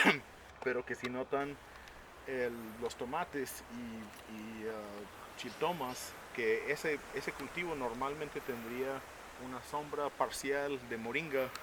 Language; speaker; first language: Spanish; native; Spanish